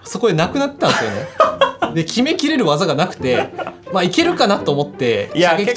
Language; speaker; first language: Japanese; native; Japanese